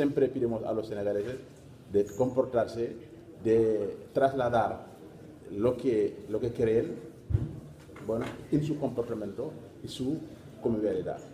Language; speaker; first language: Spanish; non-native, fluent; Wolof